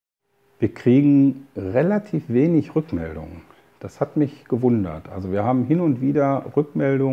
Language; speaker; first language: German; native; German